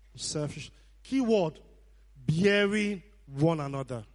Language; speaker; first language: English; non-native, local second language; Nigerian Pidgin